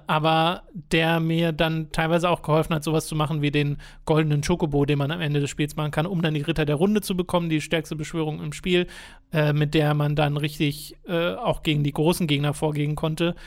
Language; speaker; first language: German; native; German